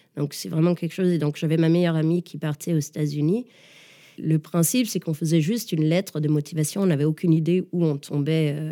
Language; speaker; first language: French; early bilingual, other home language; Danish